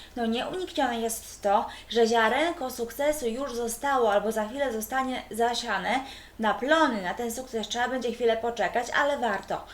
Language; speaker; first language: Polish; native; Polish